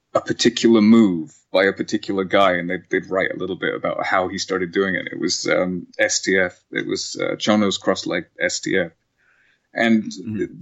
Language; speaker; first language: English; native; English